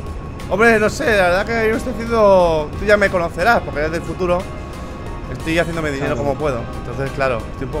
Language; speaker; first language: Spanish; native; Spanish